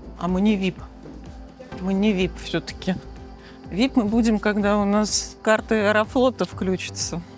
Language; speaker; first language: Russian; native; Russian